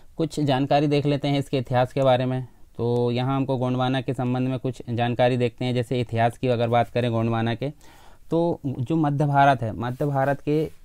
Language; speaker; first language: Hindi; native; Hindi